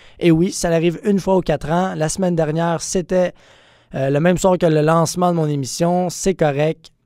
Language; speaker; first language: French; native; French